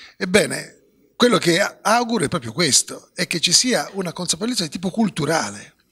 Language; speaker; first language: Italian; native; Italian